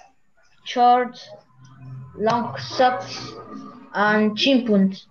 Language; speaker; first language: English; non-native, learner; Spanish